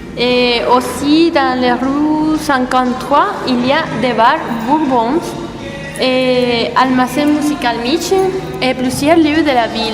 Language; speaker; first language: French; non-native, learner; Spanish